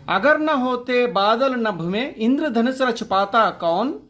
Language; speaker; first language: Hindi; non-native, local second language; Telugu